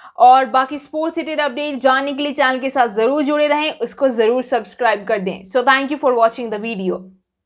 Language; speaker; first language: Hindi; native; Hindi